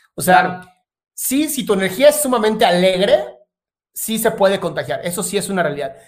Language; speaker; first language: Spanish; native; Spanish